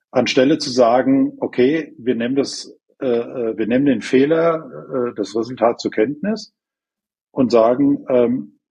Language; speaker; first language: German; native; German